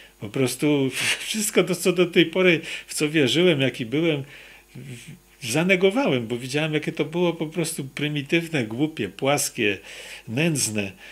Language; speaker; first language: Polish; native; Polish